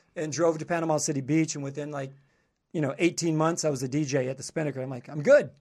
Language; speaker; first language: English; native; English